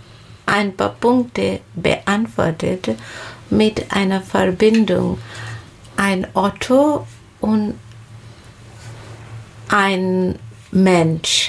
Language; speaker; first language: German; non-native, learner; Bangla